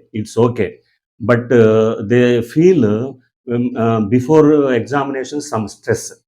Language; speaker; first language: English; non-native, local second language; Telugu